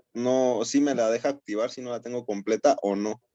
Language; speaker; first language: Spanish; native; Spanish